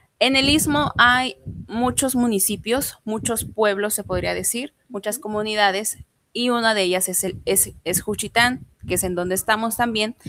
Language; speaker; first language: Spanish; non-native, local second language; Zapotec